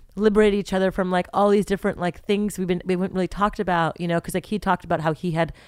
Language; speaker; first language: English; native; English